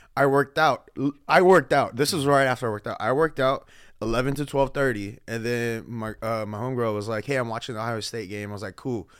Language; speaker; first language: English; early bilingual, other home language; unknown